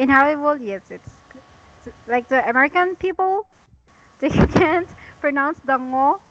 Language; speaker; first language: English; non-native, fluent; Cebuano